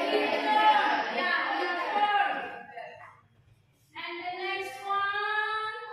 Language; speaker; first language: English; non-native, fluent; Indonesian